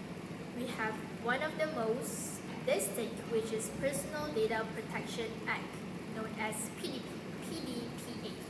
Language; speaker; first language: English; non-native, local second language; Malay